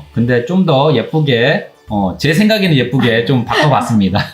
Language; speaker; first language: Korean; native; Korean